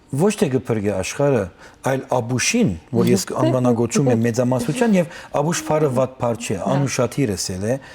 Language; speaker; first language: Armenian; early bilingual, heritage; Armenian